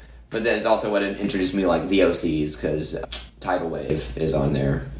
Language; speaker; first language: English; native; English